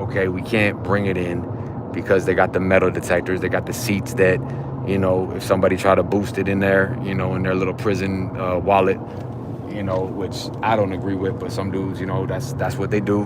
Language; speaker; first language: English; native; English